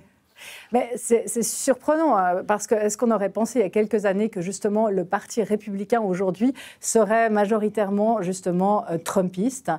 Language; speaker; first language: French; native; French